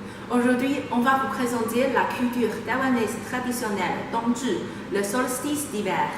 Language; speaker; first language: French; non-native, learner; Chinese